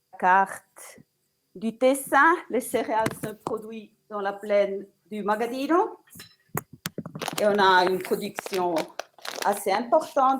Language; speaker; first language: French; non-native, local second language; Italian